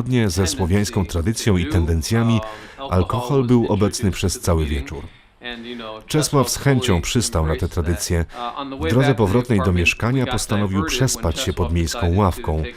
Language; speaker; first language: Polish; non-native, fluent; English